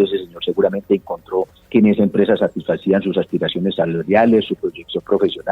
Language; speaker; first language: Spanish; native; Spanish